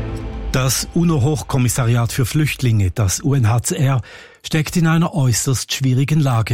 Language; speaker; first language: German; native; German